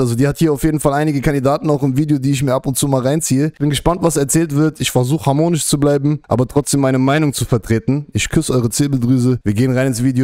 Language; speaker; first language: German; native; German